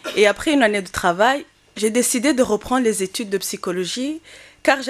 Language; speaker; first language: French; non-native, local second language; Kinyarwanda